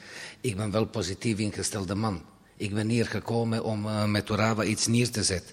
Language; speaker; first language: Dutch; non-native, fluent; Serbian